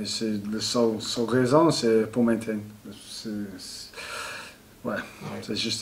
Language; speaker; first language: French; non-native, learner; English